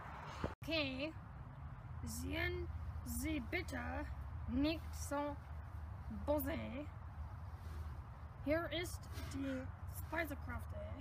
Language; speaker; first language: German; non-native, learner; English